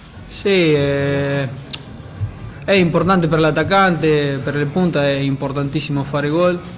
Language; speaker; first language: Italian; non-native, fluent; Spanish